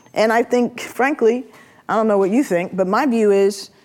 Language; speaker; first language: English; native; English